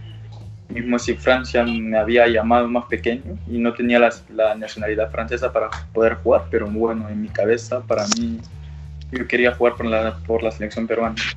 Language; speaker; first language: Spanish; early bilingual, other home language; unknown